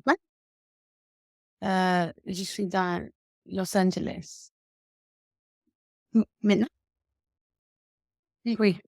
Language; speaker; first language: French; non-native, learner; English